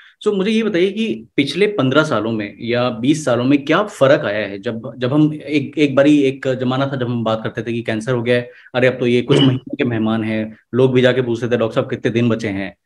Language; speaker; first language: Hindi; native; Hindi